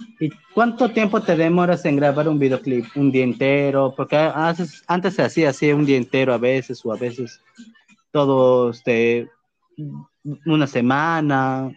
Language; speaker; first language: Spanish; native; Spanish